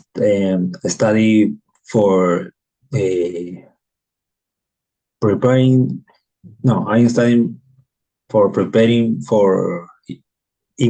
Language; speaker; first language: English; non-native, learner; Spanish